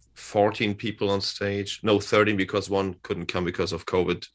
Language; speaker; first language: English; non-native, fluent; German